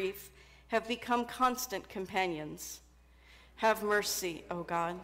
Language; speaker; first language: English; native; English